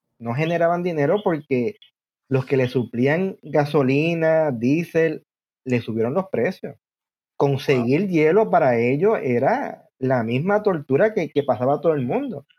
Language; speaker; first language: Spanish; native; Spanish